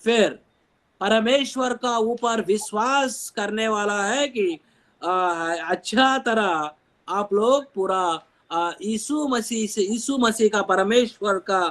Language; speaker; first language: Hindi; non-native, local second language; Telugu